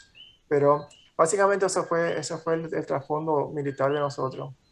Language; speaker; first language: Spanish; native; Spanish